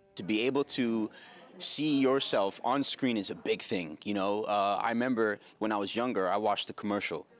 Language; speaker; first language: English; native; English